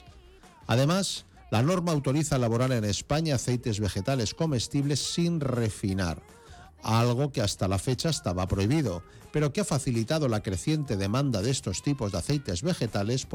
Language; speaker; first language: Spanish; native; Spanish